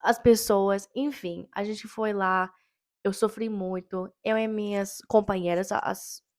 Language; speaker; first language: Portuguese; non-native, fluent; English